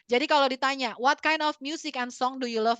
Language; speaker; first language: English; non-native, fluent; Indonesian